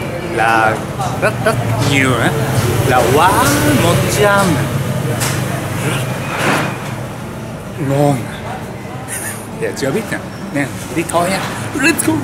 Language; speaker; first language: Vietnamese; non-native, learner; Japanese